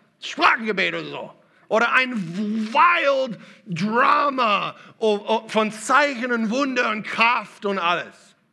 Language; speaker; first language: German; non-native, learner; English